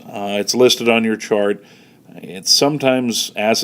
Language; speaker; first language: English; native; English